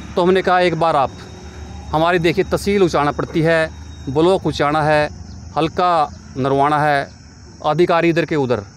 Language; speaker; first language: Hindi; native; Hindi